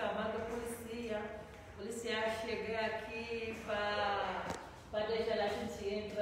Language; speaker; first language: Portuguese; non-native, learner; Spanish